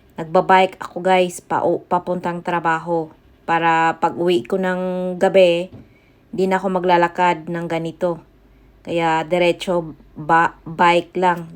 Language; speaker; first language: Filipino; non-native, local second language; Cebuano